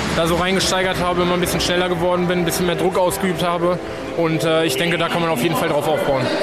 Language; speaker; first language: German; native; German